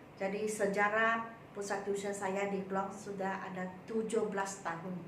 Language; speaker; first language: Malay; non-native, local second language; Chinese